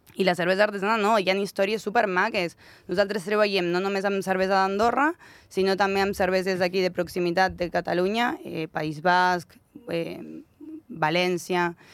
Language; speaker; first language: Catalan; native; Catalan